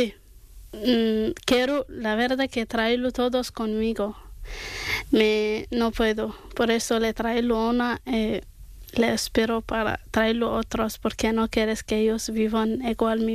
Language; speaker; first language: Spanish; non-native, learner; Arabic